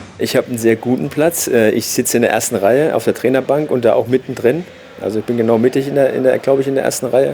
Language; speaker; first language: German; native; German